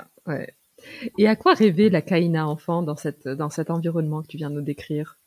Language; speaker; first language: French; native; French